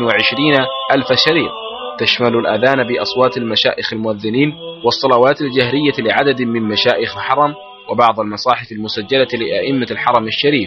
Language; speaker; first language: Arabic; native; Arabic